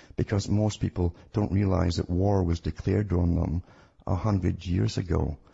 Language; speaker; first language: English; native; English